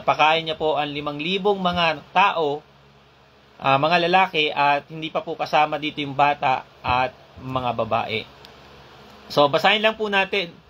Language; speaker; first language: Filipino; native; Filipino